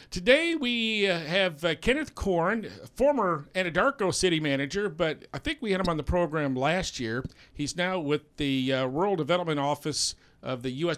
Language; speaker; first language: English; native; English